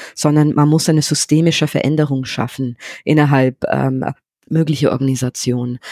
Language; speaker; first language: German; non-native, fluent; English